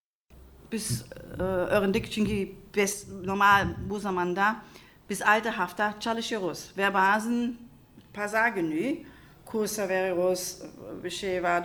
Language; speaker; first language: Turkish; non-native, learner; German